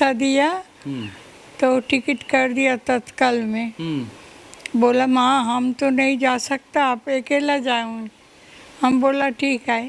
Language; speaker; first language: Hindi; non-native, local second language; Bangla